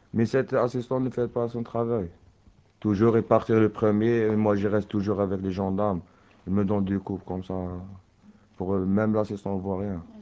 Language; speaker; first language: French; non-native, learner; Arabic